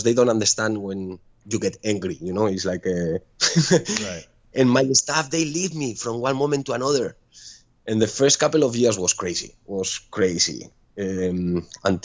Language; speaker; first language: English; non-native, fluent; Spanish